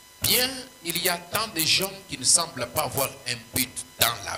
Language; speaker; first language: French; non-native, local second language; Swahili